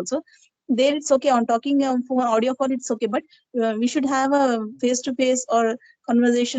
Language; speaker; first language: English; non-native, learner; Telugu